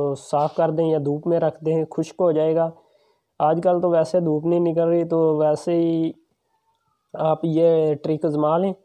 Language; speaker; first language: Urdu; non-native, local second language; Punjabi